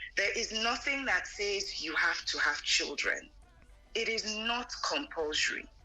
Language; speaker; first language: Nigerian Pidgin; non-native, local second language; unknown